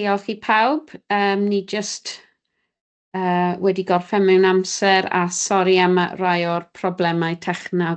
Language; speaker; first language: Welsh; native; Welsh